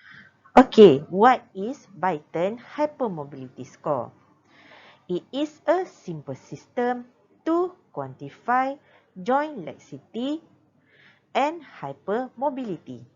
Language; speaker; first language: English; non-native, local second language; Malay